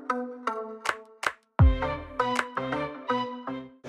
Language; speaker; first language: Korean; early bilingual, heritage; Korean